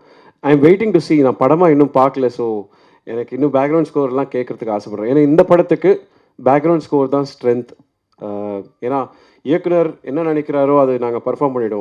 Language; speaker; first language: Tamil; native; Tamil